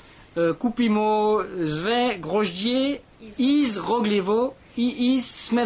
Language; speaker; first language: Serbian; non-native, learner; French